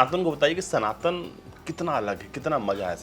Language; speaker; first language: Hindi; native; Hindi